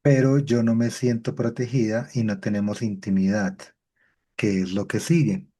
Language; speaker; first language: Spanish; native; Spanish